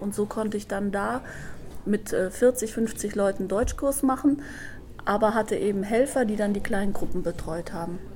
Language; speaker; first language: German; native; German